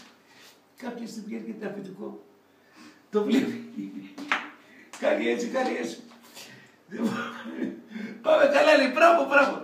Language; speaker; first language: Greek; native; Greek